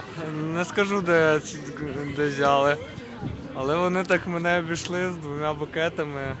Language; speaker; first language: Ukrainian; native; Ukrainian